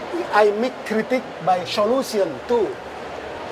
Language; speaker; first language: English; non-native, learner; Indonesian